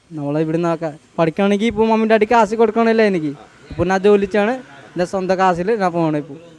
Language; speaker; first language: Malayalam; non-native, learner; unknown